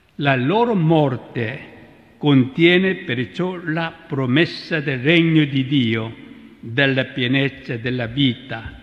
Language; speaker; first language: Italian; non-native, fluent; Korean